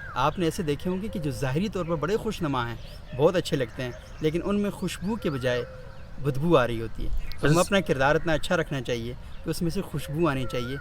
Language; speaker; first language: Urdu; non-native, local second language; Northern Hindko